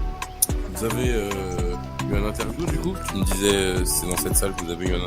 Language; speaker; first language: French; native; French